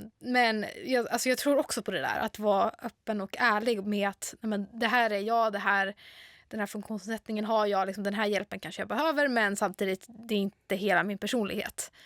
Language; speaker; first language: Swedish; native; Swedish